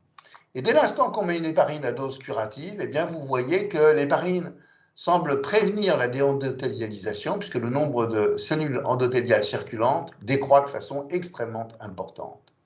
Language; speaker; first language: French; native; French